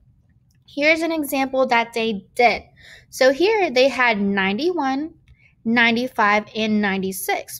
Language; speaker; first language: English; native; English